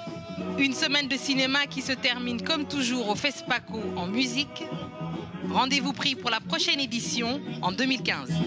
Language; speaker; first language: French; native; French